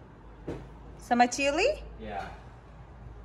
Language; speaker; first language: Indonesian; non-native, learner; English